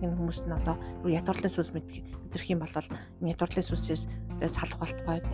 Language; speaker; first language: Mongolian; native; Mongolian